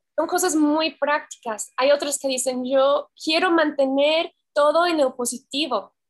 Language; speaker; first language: Spanish; non-native, fluent; English